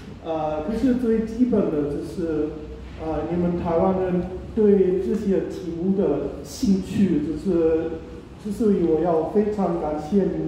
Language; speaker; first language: Chinese; non-native, fluent; German